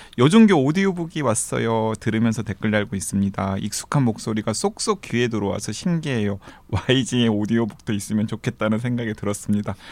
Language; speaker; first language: Korean; native; Korean